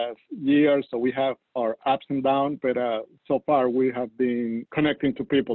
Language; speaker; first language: English; non-native, fluent; Spanish